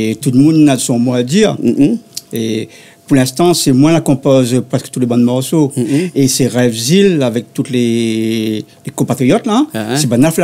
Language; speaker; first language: French; non-native, local second language; Réunion Creole French